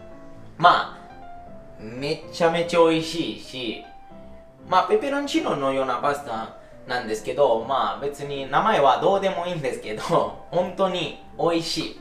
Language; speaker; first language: Japanese; non-native, fluent; Italian